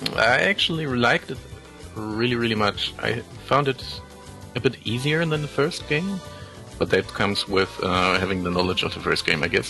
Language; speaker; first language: English; non-native, fluent; German